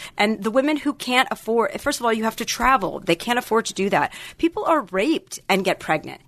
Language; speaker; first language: English; native; English